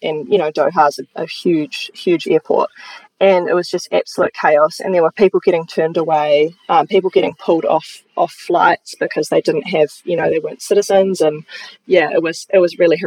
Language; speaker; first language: English; native; English